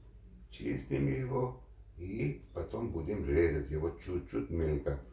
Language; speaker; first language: Russian; non-native, learner; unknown